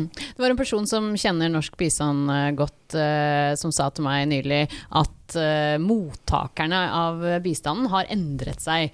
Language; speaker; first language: Norwegian; native; Norwegian